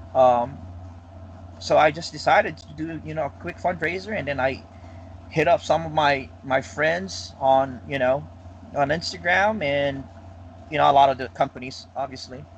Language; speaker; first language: English; non-native, local second language; Filipino